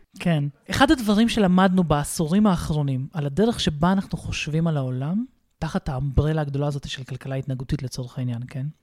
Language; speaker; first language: Hebrew; early bilingual, other home language; Russian